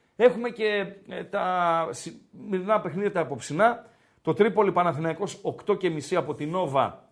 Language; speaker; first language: Greek; native; Greek